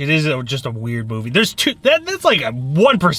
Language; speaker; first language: English; native; English